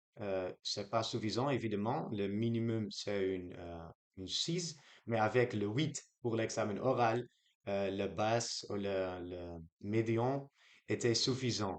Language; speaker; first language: French; non-native, learner; Dutch